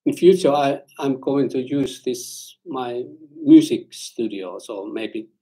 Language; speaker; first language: English; non-native, learner; Finnish